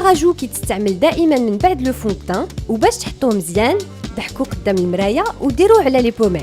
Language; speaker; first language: Arabic; native; Arabic